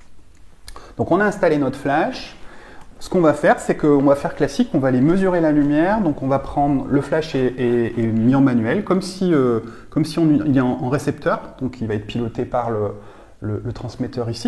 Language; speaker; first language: French; native; French